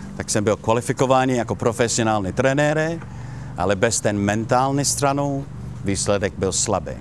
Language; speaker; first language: Czech; non-native, learner; Italian